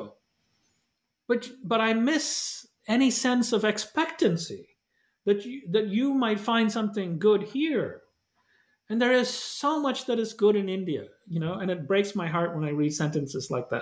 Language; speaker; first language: English; non-native, local second language; Malayalam